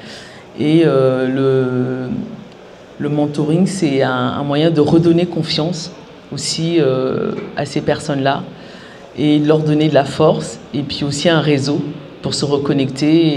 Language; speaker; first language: French; native; French